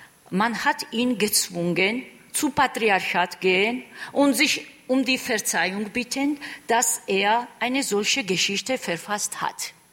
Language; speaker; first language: German; non-native, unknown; Georgian